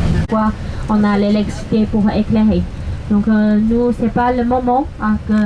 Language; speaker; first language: French; non-native, fluent; Chinese